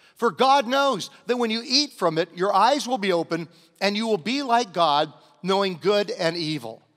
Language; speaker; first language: English; native; English